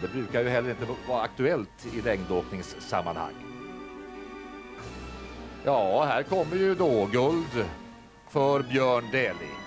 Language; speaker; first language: Swedish; native; Swedish